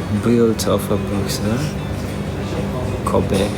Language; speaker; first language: English; non-native, fluent; Uzbek